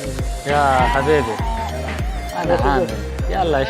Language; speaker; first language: Arabic; non-native, learner; Urdu